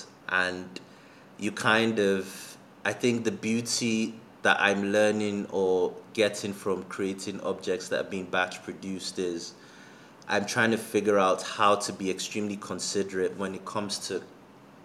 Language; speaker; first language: English; non-native, local second language; Yoruba